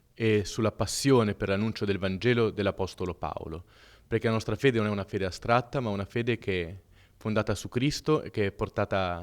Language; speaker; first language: Italian; native; Italian